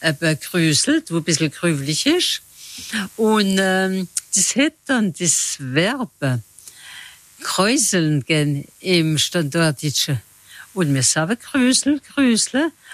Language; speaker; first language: German; non-native, local second language; Swiss German